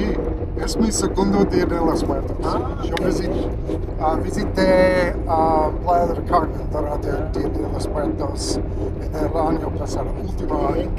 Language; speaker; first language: Spanish; non-native, learner; English